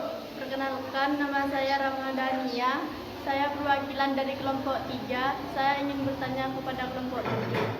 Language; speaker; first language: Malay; non-native, local second language; Madurese